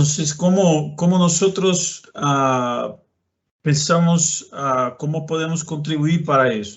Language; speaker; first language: Spanish; non-native, fluent; Portuguese